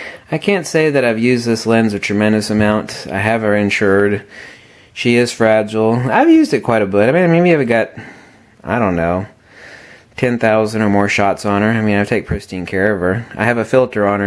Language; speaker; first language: English; native; English